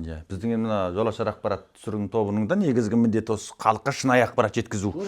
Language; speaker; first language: Kazakh; early bilingual, heritage; Kazakh